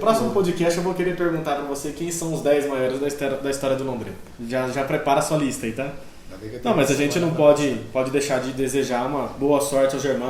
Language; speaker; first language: Portuguese; native; Portuguese